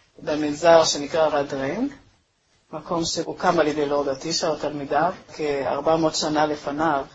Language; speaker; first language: Hebrew; native; Hebrew